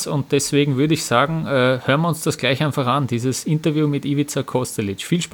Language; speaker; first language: German; native; German